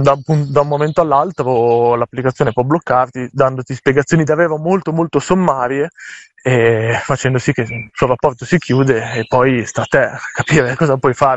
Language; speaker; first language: Italian; native; Italian